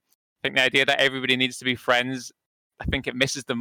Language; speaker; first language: English; native; English